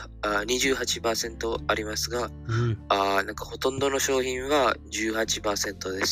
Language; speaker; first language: Japanese; non-native, learner; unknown